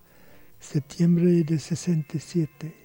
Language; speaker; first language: Spanish; non-native, learner; English